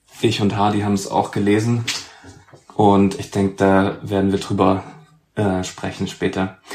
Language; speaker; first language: German; native; German